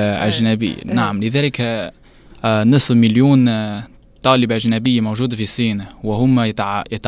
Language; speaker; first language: Arabic; non-native, learner; Chinese